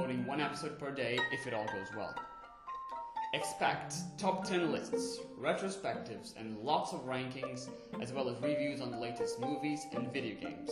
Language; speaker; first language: English; non-native, fluent; Portuguese